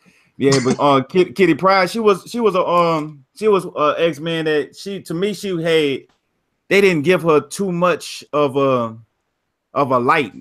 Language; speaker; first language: English; native; English